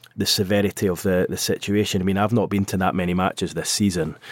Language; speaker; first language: English; native; English